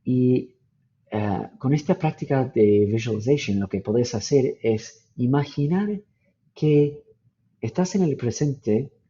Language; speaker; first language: Spanish; non-native, fluent; English